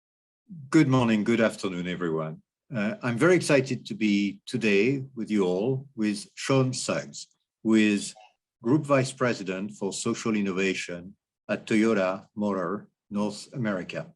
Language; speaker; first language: English; non-native, fluent; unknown